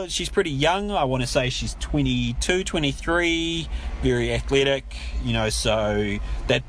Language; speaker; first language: English; native; English